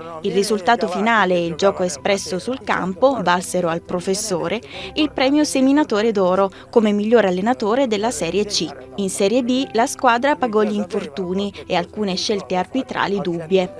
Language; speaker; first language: Italian; native; Italian